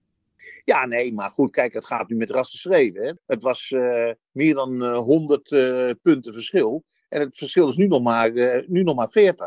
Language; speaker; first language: Dutch; native; Dutch